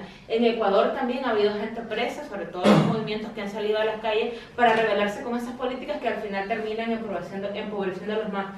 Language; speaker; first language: Spanish; native; Spanish